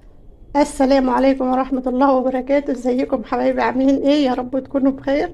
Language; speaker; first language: Arabic; native; Arabic